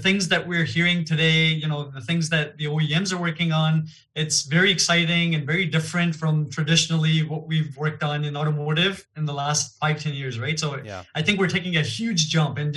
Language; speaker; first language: English; non-native, fluent; Gujarati